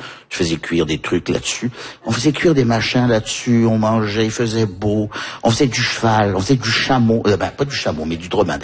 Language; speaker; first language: French; early bilingual, other home language; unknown